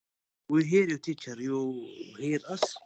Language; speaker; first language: English; non-native, learner; Arabic